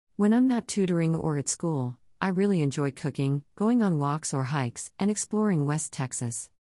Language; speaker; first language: English; native; English